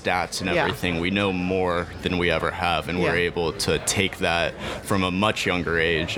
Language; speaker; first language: English; native; English